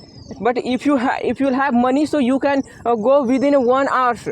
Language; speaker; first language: English; non-native, learner; Hindi